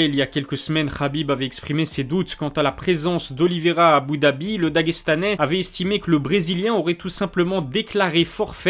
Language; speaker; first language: French; native; French